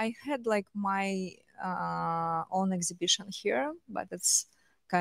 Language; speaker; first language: English; non-native, fluent; Russian